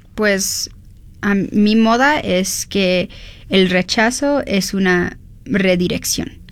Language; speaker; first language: Spanish; early bilingual, heritage; Spanish